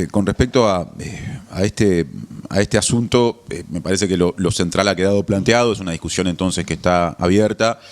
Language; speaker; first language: Spanish; native; Spanish